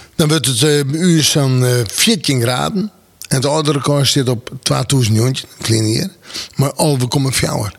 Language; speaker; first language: Dutch; non-native, local second language; Western Frisian